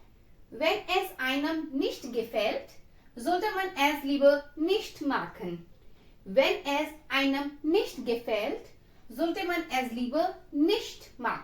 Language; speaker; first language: German; non-native, fluent; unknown